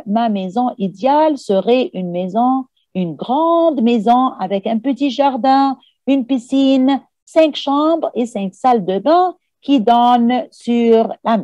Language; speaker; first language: French; non-native, fluent; Arabic